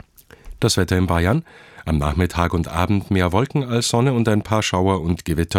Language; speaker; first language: German; native; German